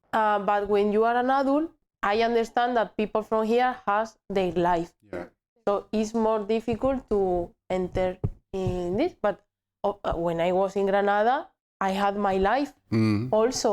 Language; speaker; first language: English; non-native, learner; Spanish